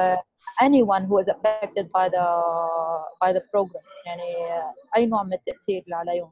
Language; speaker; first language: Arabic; native; Arabic